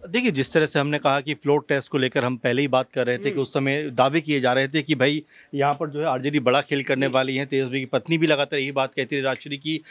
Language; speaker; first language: Hindi; native; Hindi